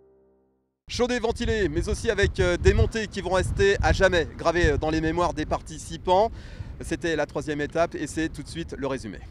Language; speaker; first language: French; native; French